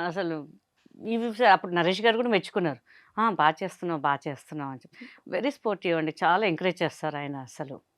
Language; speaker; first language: Telugu; non-native, local second language; Hindi